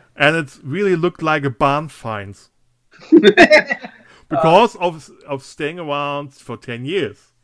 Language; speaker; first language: English; non-native, fluent; German